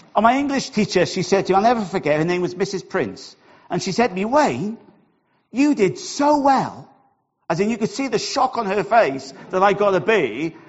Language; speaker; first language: English; native; English